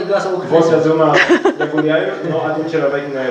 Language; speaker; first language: Russian; non-native, learner; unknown